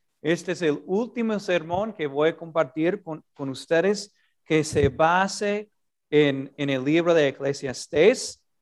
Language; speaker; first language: Spanish; non-native, fluent; English